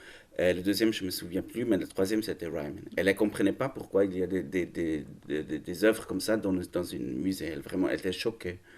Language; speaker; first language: French; non-native, learner; German